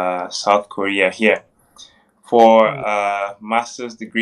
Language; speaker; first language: English; non-native, local second language; Hausa